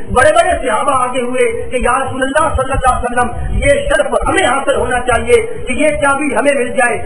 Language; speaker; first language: Urdu; non-native, local second language; Punjabi